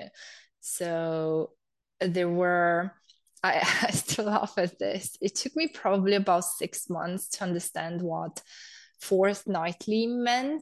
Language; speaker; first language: English; non-native, fluent; Romanian